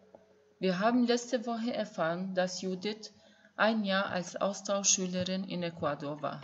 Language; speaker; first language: German; non-native, fluent; Albanian